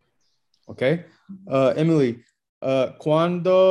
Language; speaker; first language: Spanish; non-native, learner; English